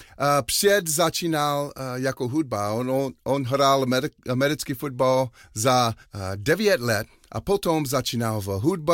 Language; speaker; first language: Czech; non-native, learner; English